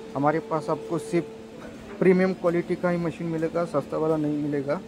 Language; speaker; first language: Hindi; non-native, local second language; Marathi